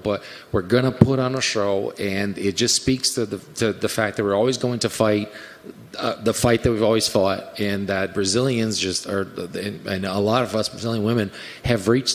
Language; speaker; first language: English; non-native, fluent; Portuguese